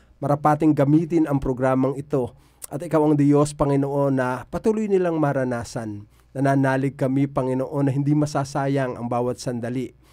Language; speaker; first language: Filipino; native; Filipino